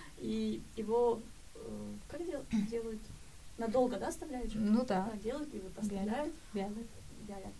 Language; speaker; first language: Russian; non-native, fluent; Korean